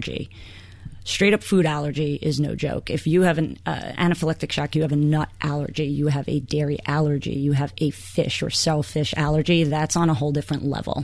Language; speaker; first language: English; native; English